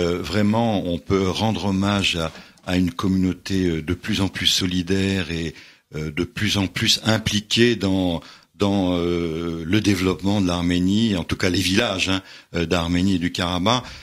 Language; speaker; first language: French; native; French